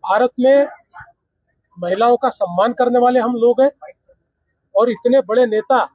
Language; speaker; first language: Hindi; non-native, local second language; Marathi